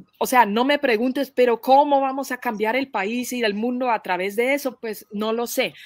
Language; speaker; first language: Spanish; non-native, fluent; Dutch